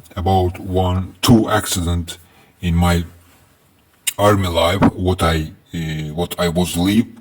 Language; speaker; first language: English; non-native, learner; Azerbaijani